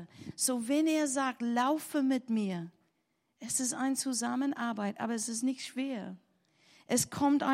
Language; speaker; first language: German; non-native, learner; English